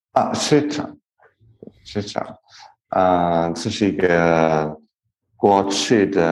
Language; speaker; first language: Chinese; non-native, learner; English